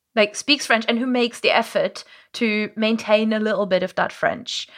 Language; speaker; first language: English; non-native, fluent; German